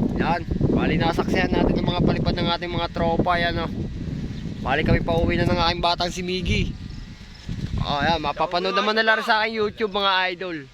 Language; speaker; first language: Filipino; native; Filipino